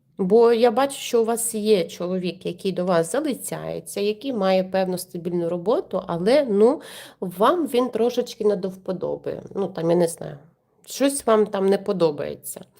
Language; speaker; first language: Ukrainian; non-native, local second language; Russian